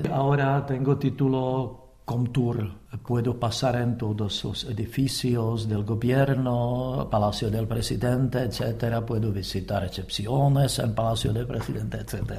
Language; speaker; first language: Spanish; non-native, fluent; Czech